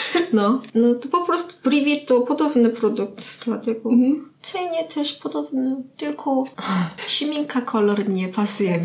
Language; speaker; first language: Polish; non-native, learner; Korean